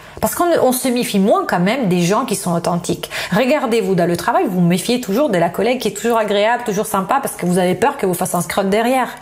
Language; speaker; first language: French; non-native, fluent; Italian